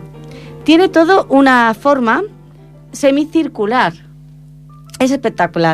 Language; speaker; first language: Spanish; native; Spanish